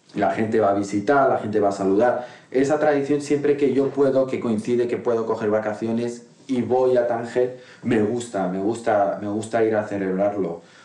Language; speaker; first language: Spanish; non-native, local second language; Arabic